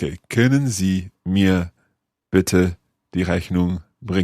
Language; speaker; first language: German; non-native, learner; English